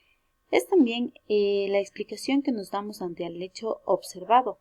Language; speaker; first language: Spanish; native; Spanish